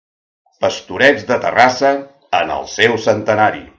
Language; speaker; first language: Catalan; native; Catalan